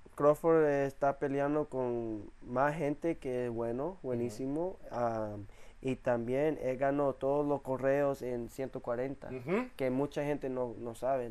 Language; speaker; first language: Spanish; early bilingual, heritage; English